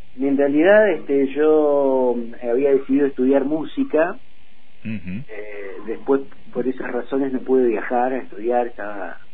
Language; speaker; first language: Spanish; native; Spanish